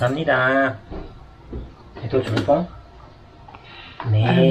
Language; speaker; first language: French; native; French